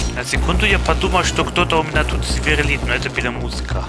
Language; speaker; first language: Russian; early bilingual, heritage; Russian